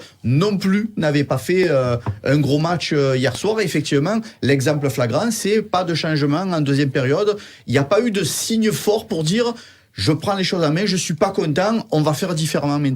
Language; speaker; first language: French; native; French